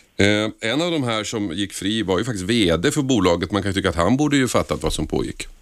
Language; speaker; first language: Swedish; native; Swedish